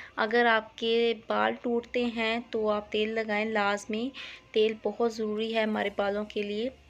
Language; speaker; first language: Hindi; non-native, local second language; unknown